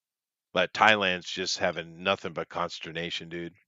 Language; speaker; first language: English; native; English